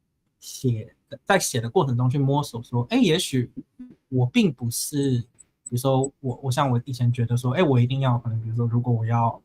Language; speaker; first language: Chinese; native; Chinese